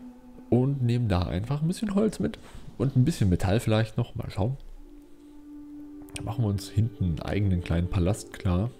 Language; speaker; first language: German; native; German